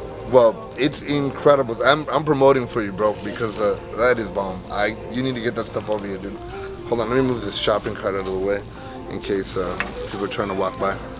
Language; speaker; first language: English; early bilingual, other home language; Spanish